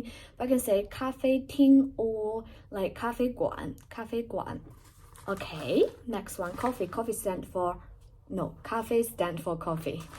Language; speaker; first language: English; non-native, fluent; Chinese